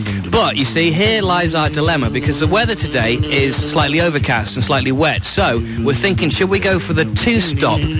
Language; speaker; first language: English; native; English